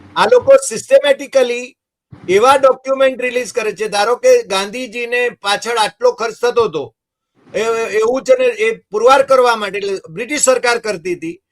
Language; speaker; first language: Gujarati; native; Gujarati